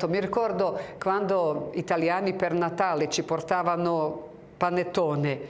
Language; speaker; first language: Italian; non-native, fluent; Croatian